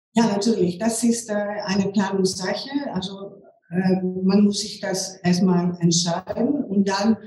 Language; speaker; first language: German; non-native, fluent; Greek